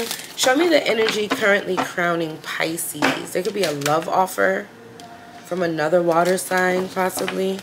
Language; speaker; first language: English; native; English